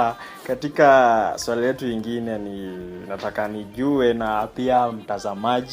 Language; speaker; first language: Swahili; non-native, local second language; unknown